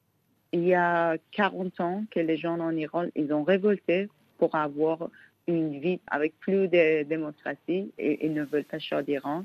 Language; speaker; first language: French; non-native, learner; Persian